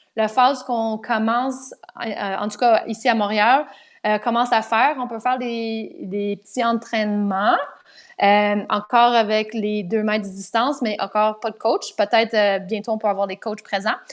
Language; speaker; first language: French; non-native, local second language; English